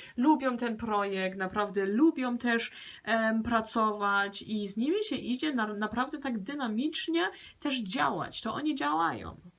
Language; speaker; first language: Polish; early bilingual, heritage; Polish